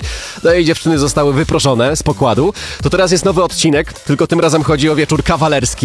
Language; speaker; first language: Polish; native; Polish